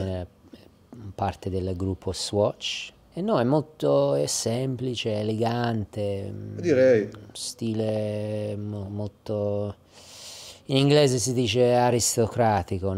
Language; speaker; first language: Italian; early bilingual, heritage; English